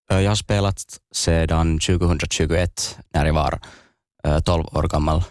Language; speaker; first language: Swedish; non-native, local second language; Finnish